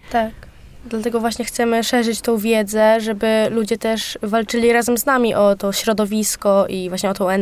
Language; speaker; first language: Polish; native; Polish